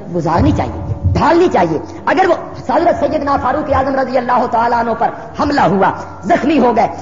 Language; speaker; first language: Urdu; non-native, local second language; Punjabi